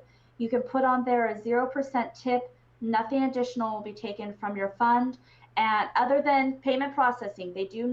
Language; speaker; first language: English; native; English